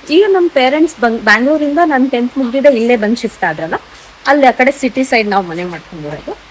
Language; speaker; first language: Kannada; non-native, local second language; Tulu